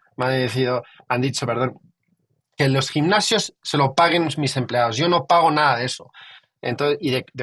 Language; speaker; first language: Spanish; native; Spanish